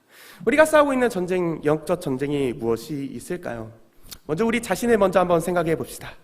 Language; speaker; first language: Korean; native; Korean